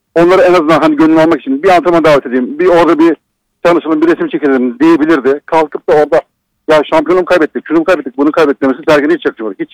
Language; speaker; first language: Turkish; native; Turkish